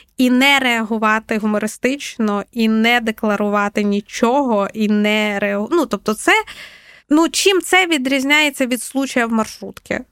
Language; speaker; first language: Ukrainian; non-native, local second language; Russian